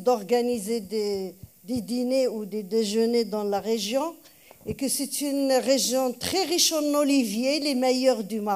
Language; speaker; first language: French; non-native, local second language; Arabic